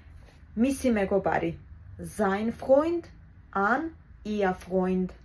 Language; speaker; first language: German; non-native, fluent; Georgian